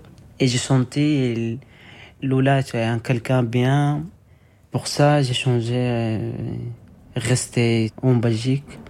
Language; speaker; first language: French; non-native, learner; Arabic